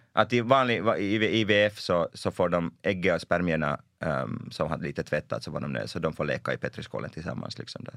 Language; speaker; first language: Swedish; native; Swedish